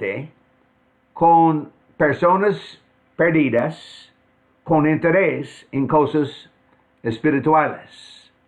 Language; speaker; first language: Spanish; non-native, fluent; English